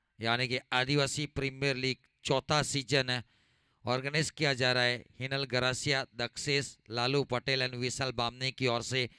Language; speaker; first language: Hindi; non-native, local second language; Gujarati